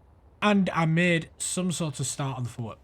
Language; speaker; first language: English; native; English